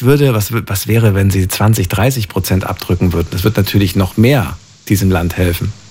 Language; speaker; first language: German; native; German